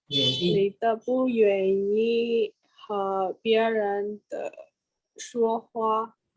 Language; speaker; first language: Chinese; non-native, learner; Indonesian